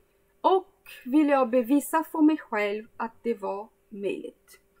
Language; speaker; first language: Swedish; non-native, fluent; Portuguese